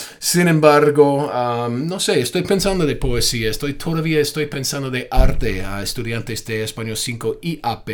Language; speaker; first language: Spanish; non-native, fluent; English